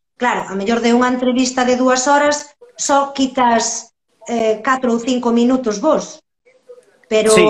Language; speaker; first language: Galician; native; Galician